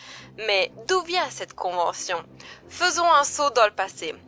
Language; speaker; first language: French; native; French